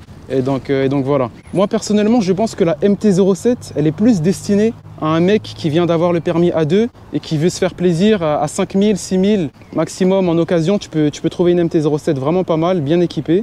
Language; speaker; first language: French; native; French